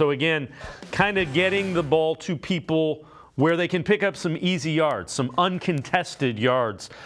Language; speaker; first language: English; native; English